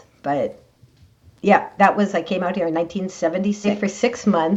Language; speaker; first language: English; native; English